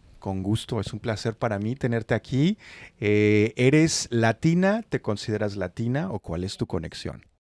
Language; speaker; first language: Spanish; native; Spanish